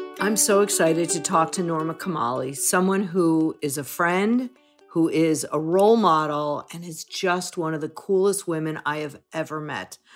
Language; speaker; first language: English; native; English